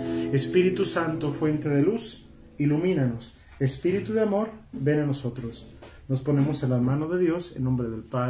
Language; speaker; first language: Spanish; native; Spanish